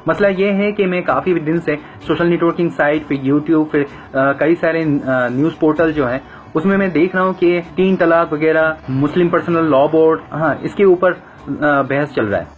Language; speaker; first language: Hindi; non-native, fluent; Bangla